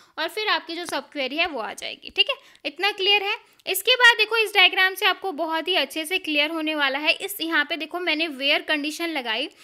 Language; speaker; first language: Hindi; native; Hindi